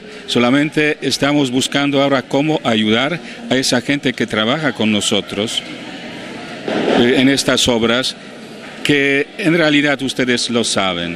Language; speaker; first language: Spanish; non-native, fluent; Polish